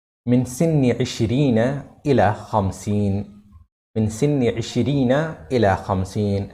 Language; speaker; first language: Arabic; non-native, fluent; Urdu